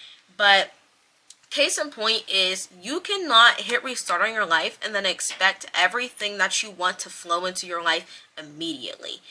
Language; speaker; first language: English; native; English